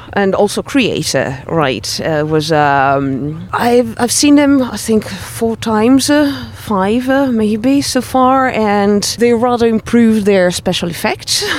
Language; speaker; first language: English; non-native, fluent; Italian